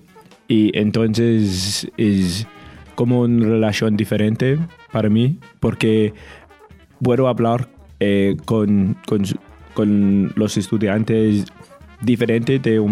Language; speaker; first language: Spanish; non-native, learner; English